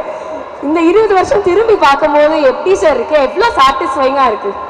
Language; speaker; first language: Tamil; native; Tamil